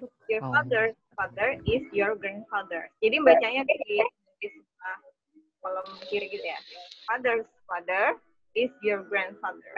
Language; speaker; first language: English; non-native, fluent; Indonesian